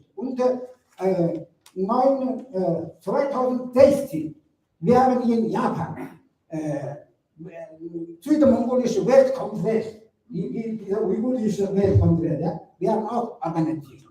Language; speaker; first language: German; non-native, learner; Mongolian